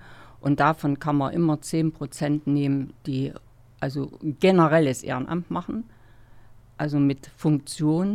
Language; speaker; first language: German; native; German